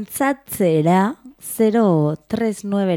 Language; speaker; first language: Basque; non-native, local second language; Spanish